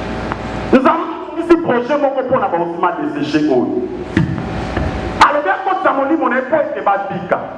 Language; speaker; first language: French; non-native, local second language; Lingala